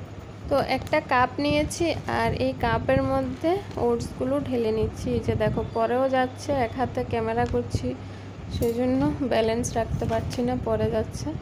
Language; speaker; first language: Bangla; native; Bangla